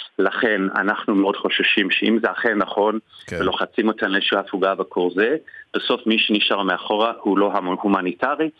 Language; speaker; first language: Hebrew; non-native, fluent; English